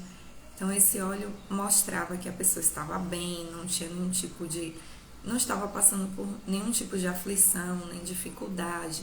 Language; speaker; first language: Portuguese; native; Portuguese